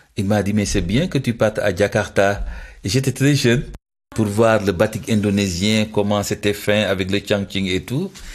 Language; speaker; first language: French; non-native, local second language; Wolof